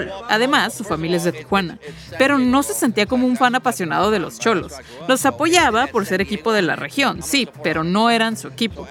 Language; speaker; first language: Spanish; native; Spanish